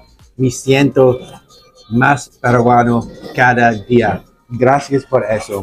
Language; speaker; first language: Spanish; non-native, learner; English